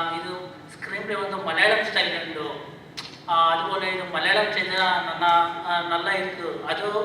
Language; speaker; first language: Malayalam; non-native, learner; Kannada